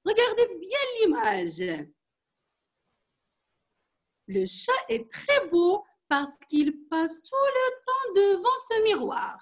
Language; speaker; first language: French; non-native, local second language; Arabic